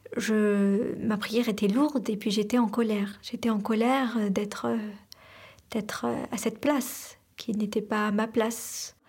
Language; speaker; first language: French; non-native, local second language; Arabic